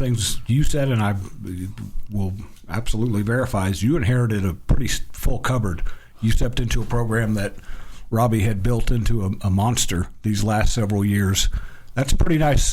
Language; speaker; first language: English; native; English